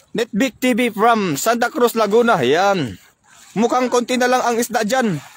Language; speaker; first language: Filipino; non-native, local second language; Iloko